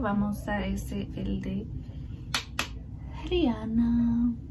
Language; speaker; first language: Spanish; early bilingual, heritage; Spanish